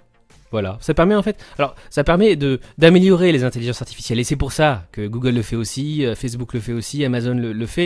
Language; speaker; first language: French; native; French